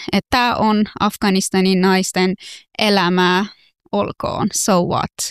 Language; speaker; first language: Finnish; non-native, fluent; Persian